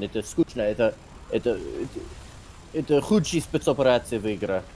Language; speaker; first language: Russian; non-native, learner; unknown